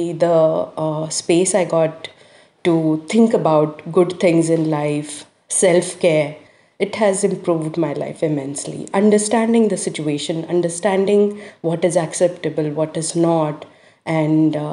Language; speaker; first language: English; non-native, local second language; Hindi